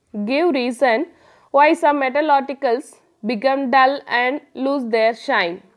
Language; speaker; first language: English; non-native, local second language; Tamil